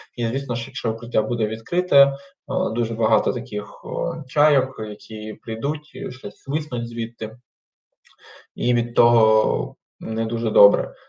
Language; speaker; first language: Ukrainian; non-native, local second language; Russian